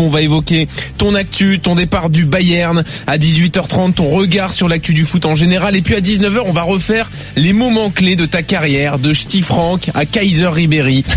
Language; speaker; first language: French; native; French